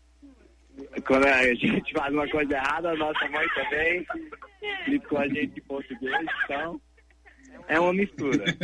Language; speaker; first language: Portuguese; early bilingual, heritage; English